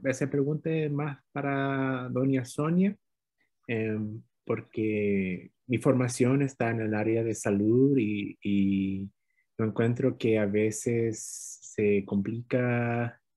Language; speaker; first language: Spanish; non-native, fluent; English